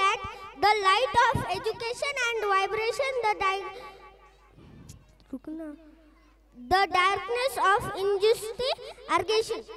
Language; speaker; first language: English; non-native, learner; Marathi